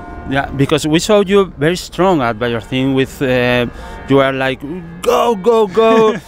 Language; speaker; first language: English; non-native, learner; Spanish